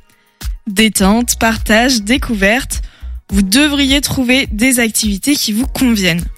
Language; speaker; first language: French; native; French